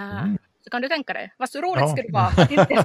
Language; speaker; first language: Swedish; non-native, local second language; Finnish